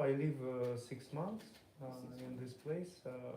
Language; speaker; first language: English; non-native, learner; Russian